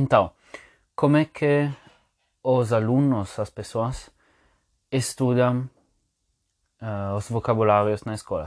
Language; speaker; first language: Portuguese; non-native, fluent; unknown